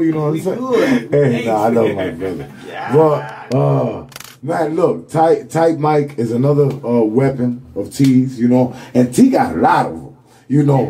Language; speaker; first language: English; native; English